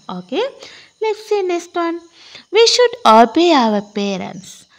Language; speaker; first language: English; non-native, local second language; Sinhala